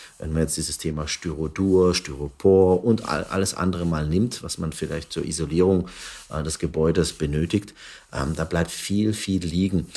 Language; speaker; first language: German; early bilingual, other home language; Turkish